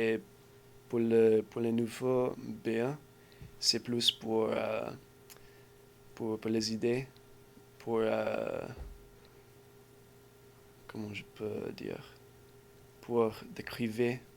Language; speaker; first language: French; non-native, learner; English